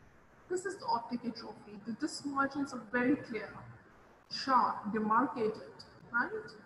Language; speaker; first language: English; non-native, local second language; Hindi